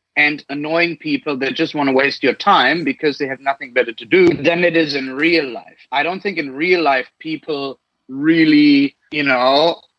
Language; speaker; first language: English; non-native, fluent; German